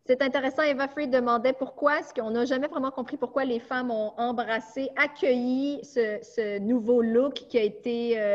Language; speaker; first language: French; native; French